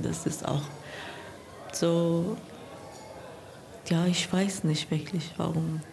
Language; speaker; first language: German; non-native, learner; Persian